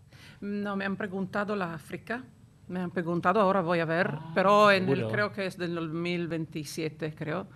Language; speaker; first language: Spanish; non-native, fluent; Italian